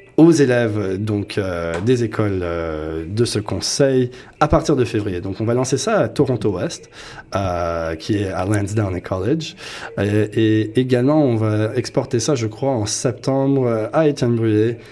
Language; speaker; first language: French; native; French